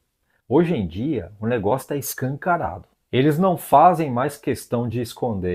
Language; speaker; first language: Portuguese; native; Portuguese